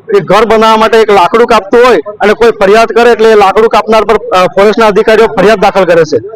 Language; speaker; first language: Gujarati; native; Gujarati